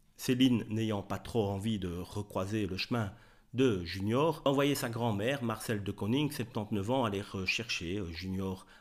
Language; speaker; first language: French; native; French